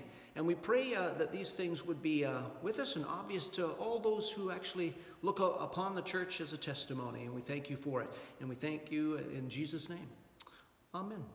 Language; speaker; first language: English; native; English